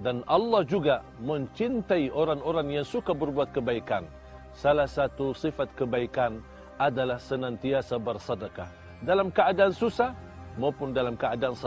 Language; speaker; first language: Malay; non-native, fluent; Arabic